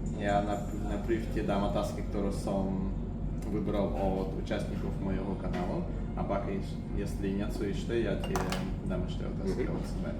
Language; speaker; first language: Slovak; non-native, learner; Russian